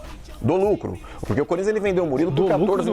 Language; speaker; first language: Portuguese; native; Portuguese